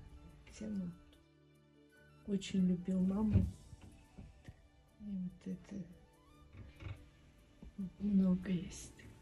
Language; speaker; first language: Russian; non-native, local second language; Tajik